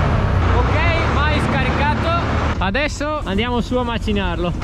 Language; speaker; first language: Italian; native; Italian